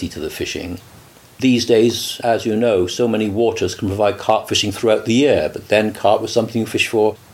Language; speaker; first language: English; native; English